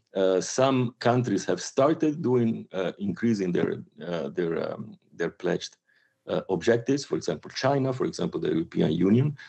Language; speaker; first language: English; non-native, fluent; Italian